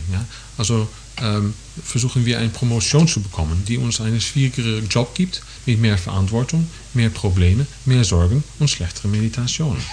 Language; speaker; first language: German; non-native, fluent; English